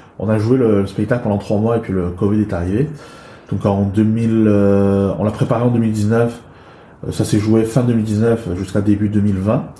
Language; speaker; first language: French; early bilingual, other home language; Chinese